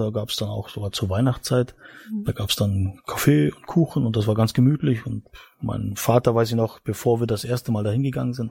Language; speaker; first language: German; native; German